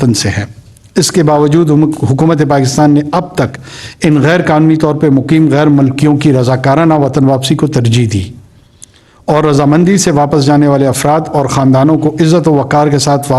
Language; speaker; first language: Urdu; non-native, local second language; Pashto